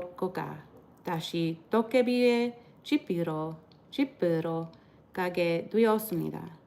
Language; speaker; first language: Korean; non-native, learner; English